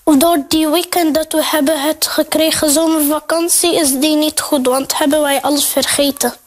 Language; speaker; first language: Dutch; non-native, learner; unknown